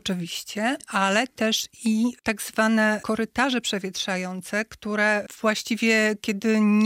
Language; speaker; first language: Polish; native; Polish